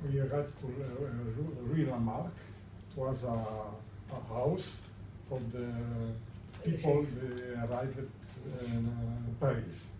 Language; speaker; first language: English; non-native, learner; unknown